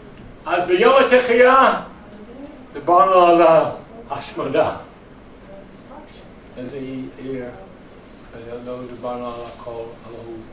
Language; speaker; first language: Hebrew; non-native, fluent; English